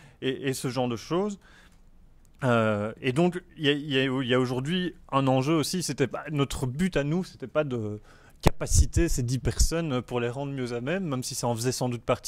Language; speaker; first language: French; native; French